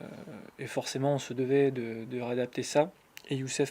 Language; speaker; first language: French; native; French